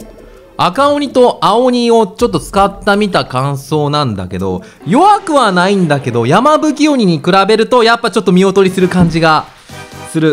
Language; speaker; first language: Japanese; native; Japanese